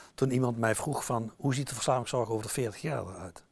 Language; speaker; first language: Dutch; native; Dutch